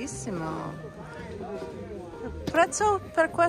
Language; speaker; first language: Italian; non-native, learner; English